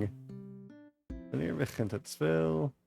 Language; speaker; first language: Dutch; non-native, learner; English